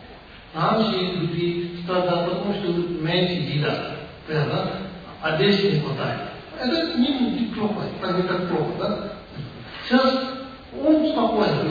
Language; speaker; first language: Russian; non-native, learner; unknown